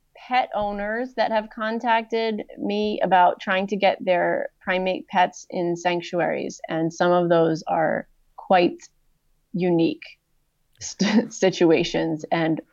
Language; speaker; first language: English; native; English